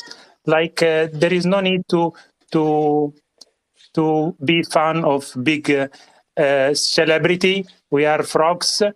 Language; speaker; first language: English; non-native, learner; Italian